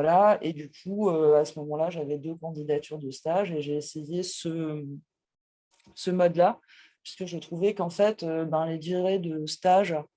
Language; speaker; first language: French; native; French